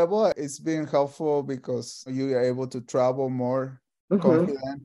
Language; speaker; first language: English; non-native, fluent; Spanish